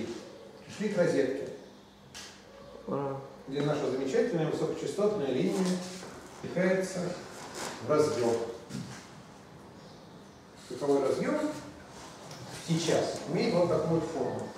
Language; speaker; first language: Russian; native; Russian